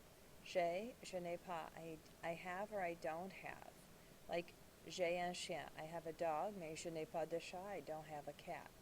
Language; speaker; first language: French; non-native, fluent; English